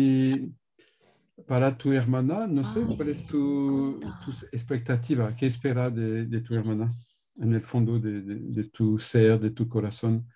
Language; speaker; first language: Spanish; non-native, learner; French